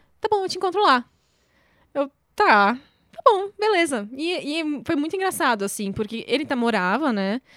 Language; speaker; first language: Portuguese; native; Portuguese